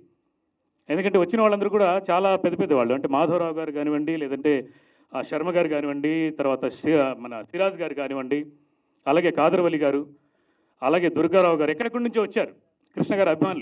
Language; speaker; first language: Telugu; native; Telugu